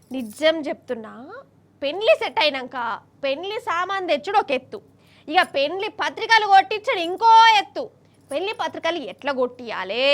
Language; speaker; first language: Telugu; native; Telugu